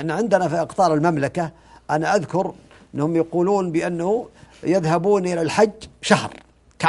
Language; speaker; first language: Arabic; native; Arabic